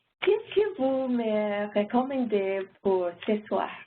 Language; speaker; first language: French; non-native, learner; English